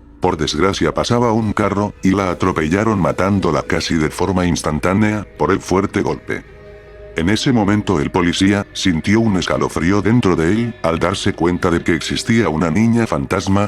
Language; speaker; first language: Spanish; native; Spanish